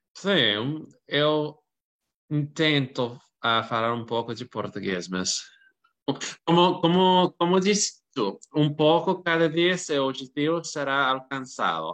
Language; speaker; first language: Portuguese; non-native, learner; English